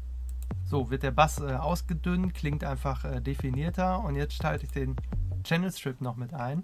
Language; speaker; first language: German; native; German